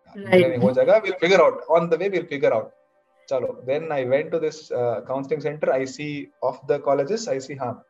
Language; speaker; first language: English; non-native, local second language; Kannada